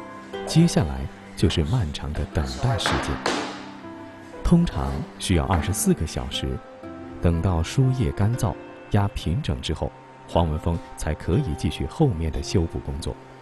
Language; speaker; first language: Chinese; native; Chinese